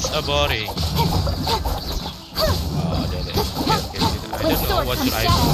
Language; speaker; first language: English; non-native, learner; Indonesian